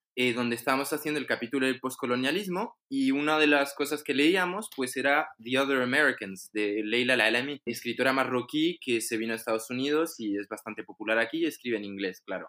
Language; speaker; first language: Spanish; non-native, fluent; Arabic